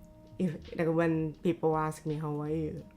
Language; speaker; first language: English; non-native, learner; Japanese